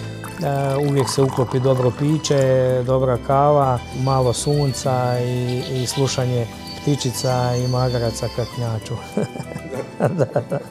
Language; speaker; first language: Croatian; native; Croatian